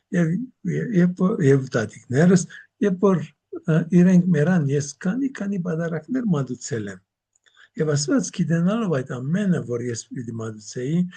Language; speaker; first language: Armenian; early bilingual, heritage; Armenian